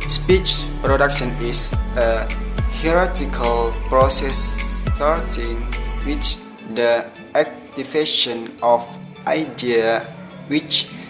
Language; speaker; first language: English; non-native, learner; Indonesian